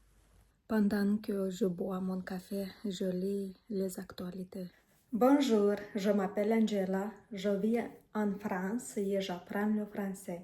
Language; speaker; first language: French; non-native, learner; Romanian